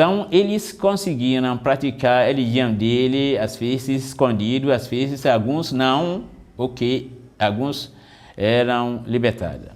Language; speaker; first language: Portuguese; non-native, fluent; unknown